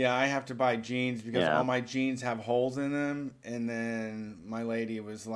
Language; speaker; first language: English; native; English